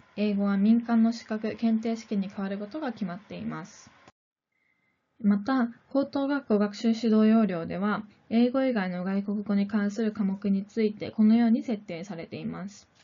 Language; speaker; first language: Japanese; non-native, fluent; Korean